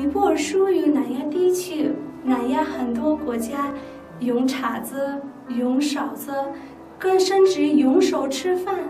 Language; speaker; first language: Chinese; non-native, fluent; Nepali